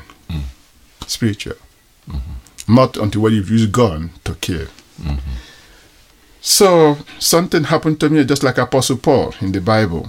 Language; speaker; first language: English; non-native, local second language; Igbo